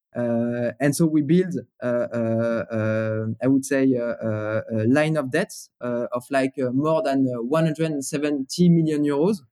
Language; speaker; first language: English; non-native, fluent; French